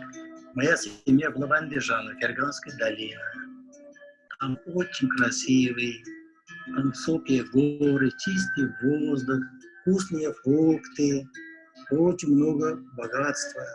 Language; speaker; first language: Russian; non-native, learner; Uzbek